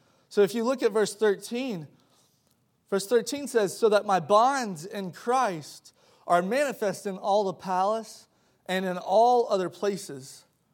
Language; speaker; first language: English; native; English